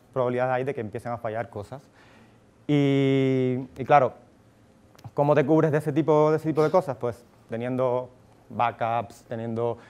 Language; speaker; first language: Spanish; native; Spanish